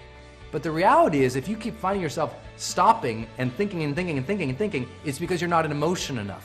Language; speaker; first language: English; native; English